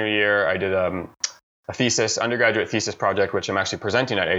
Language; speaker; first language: English; native; English